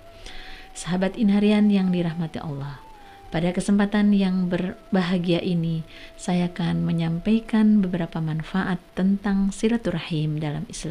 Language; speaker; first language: Indonesian; native; Indonesian